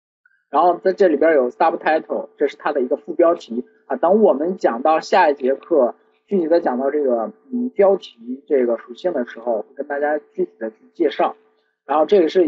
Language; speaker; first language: Chinese; native; Chinese